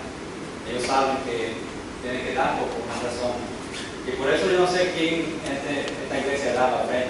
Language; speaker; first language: Spanish; early bilingual, heritage; English